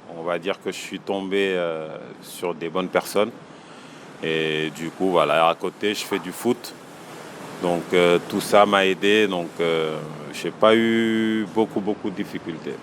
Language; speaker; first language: French; non-native, local second language; Wolof